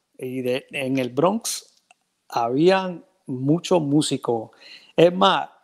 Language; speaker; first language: Spanish; early bilingual, heritage; Spanish